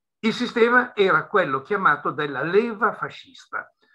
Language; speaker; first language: Italian; native; Italian